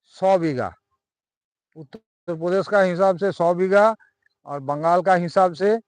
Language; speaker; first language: Hindi; non-native, local second language; Bangla